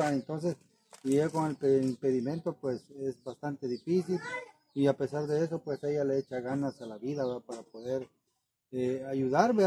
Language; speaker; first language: Spanish; native; Spanish